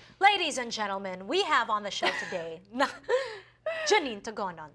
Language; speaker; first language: English; non-native, local second language; Filipino